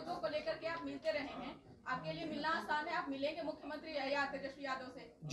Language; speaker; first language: Hindi; native; Hindi